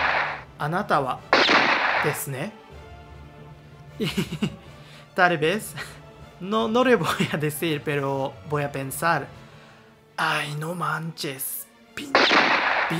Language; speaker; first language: Spanish; non-native, learner; Japanese